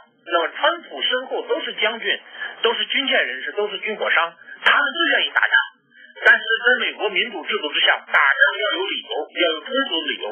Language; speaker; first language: Chinese; native; Chinese